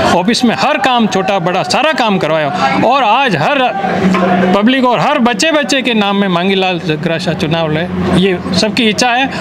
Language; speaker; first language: Hindi; native; Hindi